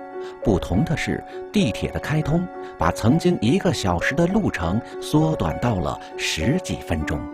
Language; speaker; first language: Chinese; native; Chinese